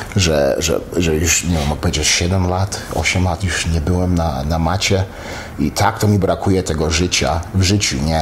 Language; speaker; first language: Polish; early bilingual, heritage; Polish